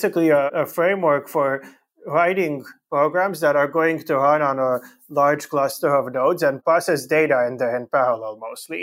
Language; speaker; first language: English; native; English